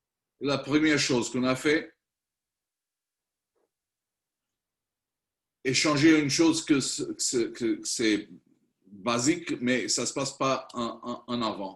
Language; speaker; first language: French; non-native, learner; Spanish